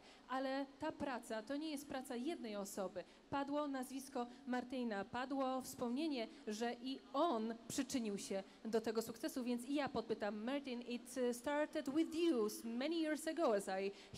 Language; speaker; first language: Polish; native; Polish